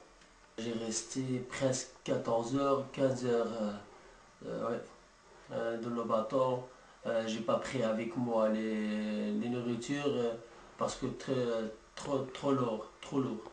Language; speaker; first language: French; non-native, learner; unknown